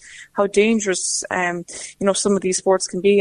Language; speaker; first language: English; non-native, fluent; Lithuanian